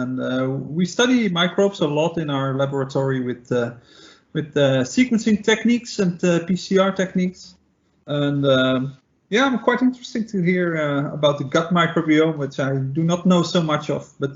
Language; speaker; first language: English; non-native, fluent; Dutch